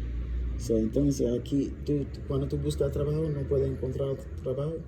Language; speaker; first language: Spanish; non-native, learner; English